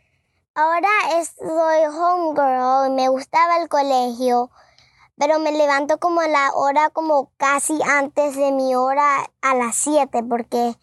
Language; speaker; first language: Spanish; early bilingual, heritage; Spanish